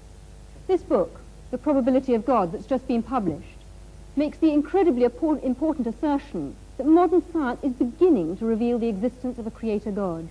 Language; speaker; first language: English; native; English